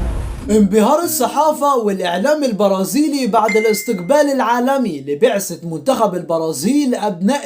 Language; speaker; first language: Arabic; native; Arabic